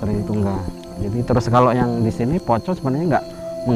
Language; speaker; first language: Indonesian; native; Indonesian